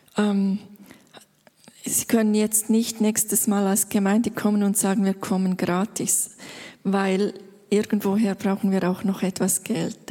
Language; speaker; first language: German; native; German